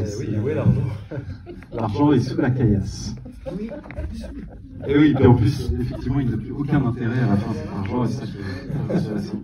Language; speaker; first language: French; native; French